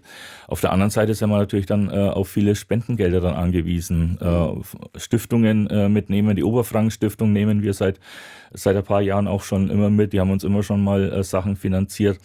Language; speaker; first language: German; native; German